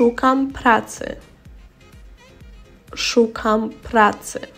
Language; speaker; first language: Polish; non-native, fluent; Russian